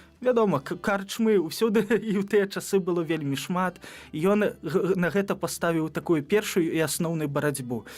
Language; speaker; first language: Belarusian; native; Belarusian